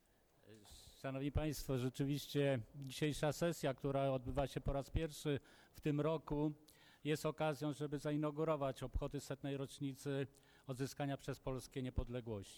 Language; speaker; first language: Polish; native; Polish